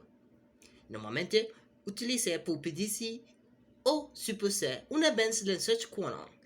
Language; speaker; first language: French; non-native, learner; Spanish